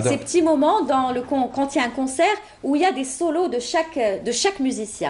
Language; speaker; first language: French; native; French